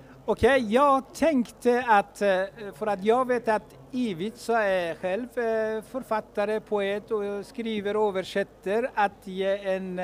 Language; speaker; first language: Swedish; non-native, fluent; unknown